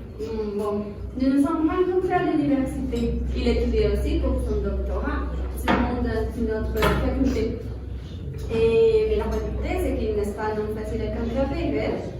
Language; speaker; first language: French; non-native, learner; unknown